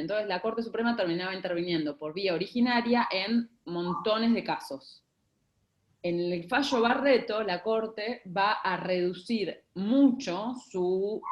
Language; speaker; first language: Spanish; native; Spanish